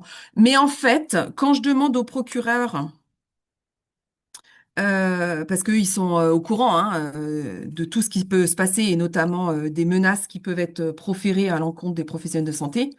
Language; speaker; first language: French; native; French